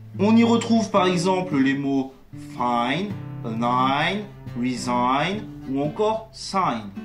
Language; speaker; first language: French; native; French